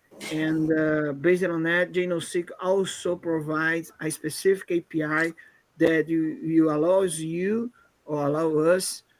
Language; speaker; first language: English; non-native, fluent; Portuguese